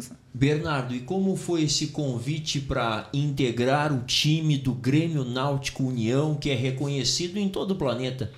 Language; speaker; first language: Portuguese; native; Portuguese